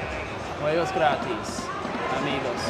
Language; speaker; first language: Spanish; non-native, learner; English